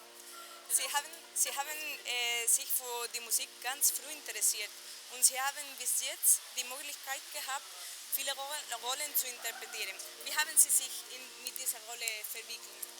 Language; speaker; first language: German; non-native, fluent; Spanish